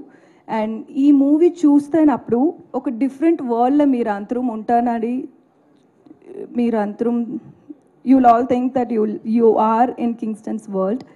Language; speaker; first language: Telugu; non-native, learner; Tamil